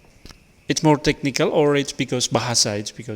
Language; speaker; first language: English; non-native, learner; Indonesian